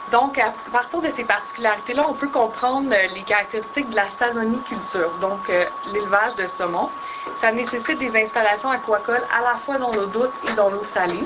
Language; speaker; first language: French; native; French